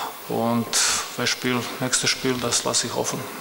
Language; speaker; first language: German; non-native, fluent; Croatian